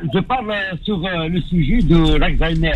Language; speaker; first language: French; non-native, learner; Arabic